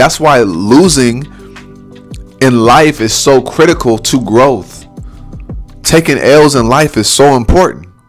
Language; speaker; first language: English; native; English